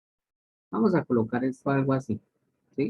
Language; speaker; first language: Spanish; native; Spanish